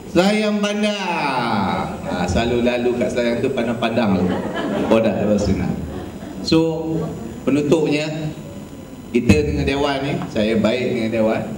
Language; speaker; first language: Malay; native; Malay